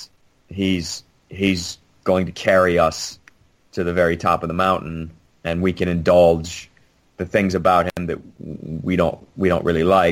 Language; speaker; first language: English; native; English